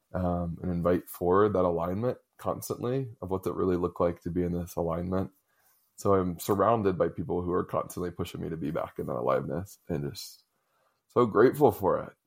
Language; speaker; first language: English; native; English